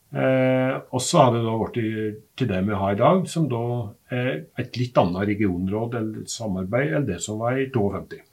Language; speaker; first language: Norwegian; native; Norwegian